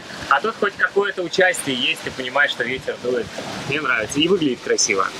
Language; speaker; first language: Russian; native; Russian